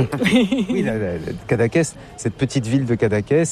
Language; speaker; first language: French; native; French